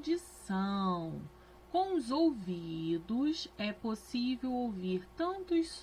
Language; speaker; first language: Portuguese; native; Portuguese